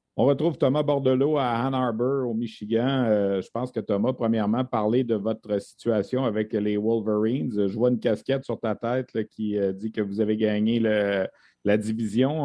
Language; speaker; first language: French; native; French